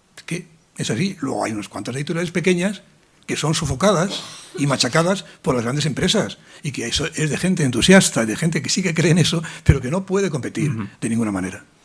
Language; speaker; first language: Spanish; native; Spanish